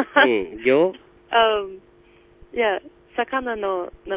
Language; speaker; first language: Japanese; non-native, learner; English